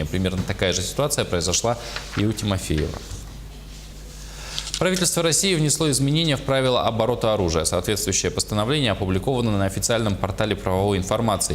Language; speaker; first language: Russian; native; Russian